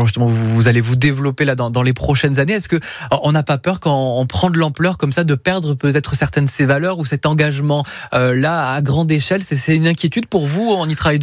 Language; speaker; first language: French; native; French